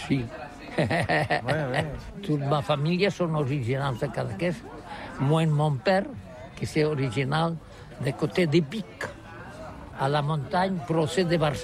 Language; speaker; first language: French; non-native, learner; Catalan